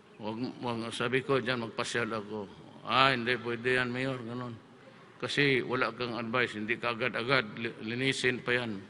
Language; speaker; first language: Filipino; non-native, local second language; Cebuano